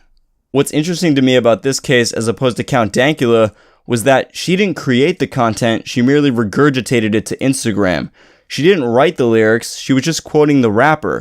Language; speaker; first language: English; native; English